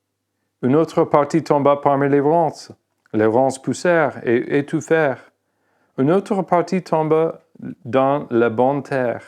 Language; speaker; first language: French; non-native, fluent; English